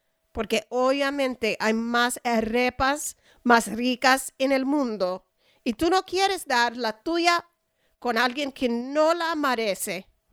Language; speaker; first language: Spanish; non-native, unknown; English